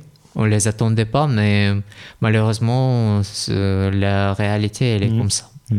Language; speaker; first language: French; non-native, fluent; Russian